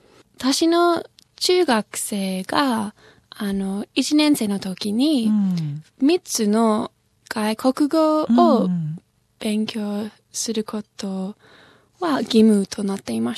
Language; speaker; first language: Japanese; non-native, fluent; English